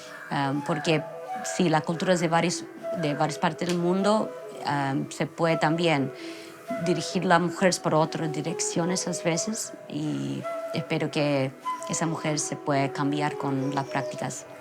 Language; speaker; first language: Spanish; non-native, fluent; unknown